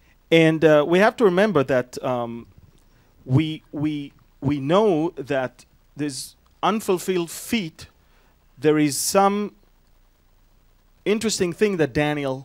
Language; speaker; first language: English; non-native, fluent; Hebrew